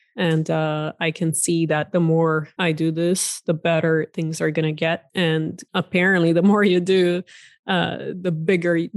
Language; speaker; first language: English; non-native, fluent; Portuguese